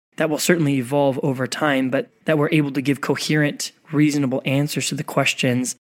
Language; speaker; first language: English; native; English